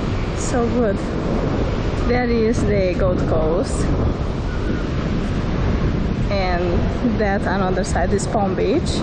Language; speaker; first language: English; non-native, learner; Portuguese